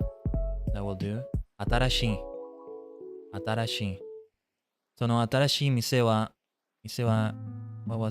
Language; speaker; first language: Japanese; non-native, learner; English